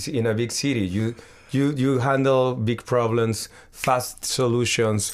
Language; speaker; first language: English; non-native, learner; Spanish